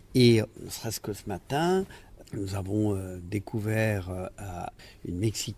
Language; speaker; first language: French; non-native, fluent; Spanish